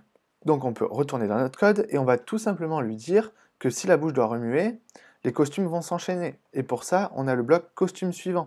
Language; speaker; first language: French; native; French